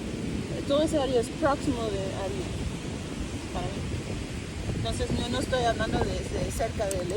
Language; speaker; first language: Spanish; early bilingual, heritage; Spanish